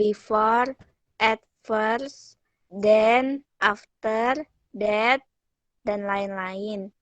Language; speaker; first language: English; non-native, learner; Indonesian